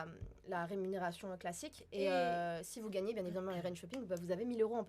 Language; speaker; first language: French; native; French